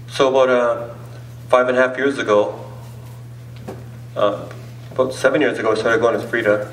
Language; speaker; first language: English; native; English